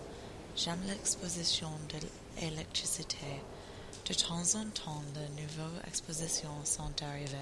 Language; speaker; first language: French; non-native, learner; English